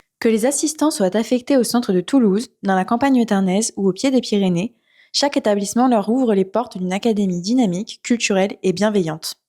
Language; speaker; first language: French; native; French